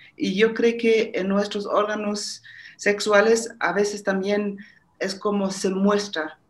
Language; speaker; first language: Spanish; non-native, fluent; German